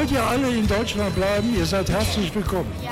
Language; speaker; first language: German; native; German